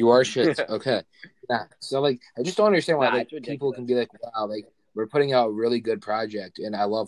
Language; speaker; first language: English; native; English